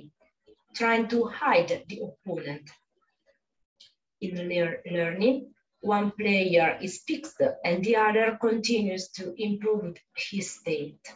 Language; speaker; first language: English; non-native, fluent; Italian